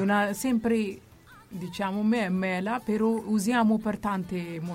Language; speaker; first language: Italian; non-native, learner; Amharic